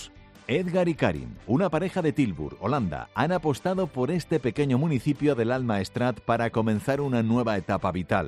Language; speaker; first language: Spanish; native; Spanish